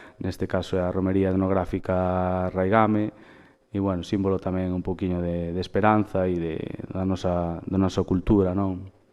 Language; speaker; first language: Galician; native; Galician